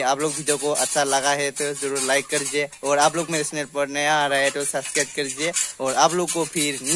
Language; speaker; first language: Hindi; non-native, local second language; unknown